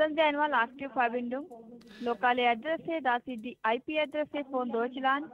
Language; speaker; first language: German; non-native, learner; Hindi